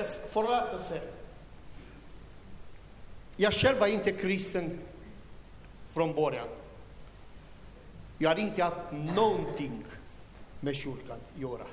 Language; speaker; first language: Swedish; non-native, learner; Romanian